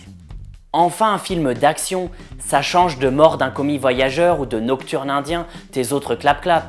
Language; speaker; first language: French; native; French